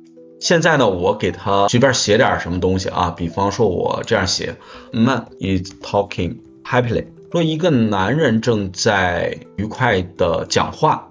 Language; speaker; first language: Chinese; native; Chinese